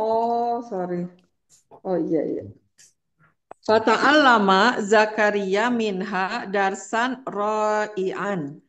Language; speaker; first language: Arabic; non-native, learner; Indonesian